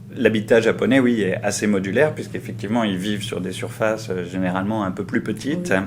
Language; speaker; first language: French; native; French